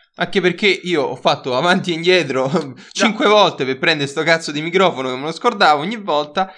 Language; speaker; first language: Italian; native; Italian